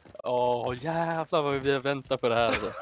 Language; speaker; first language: Swedish; native; Swedish